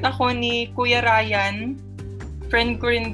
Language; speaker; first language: English; non-native, local second language; Cebuano